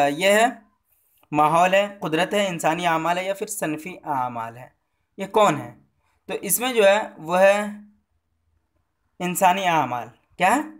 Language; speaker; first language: Hindi; native; Hindi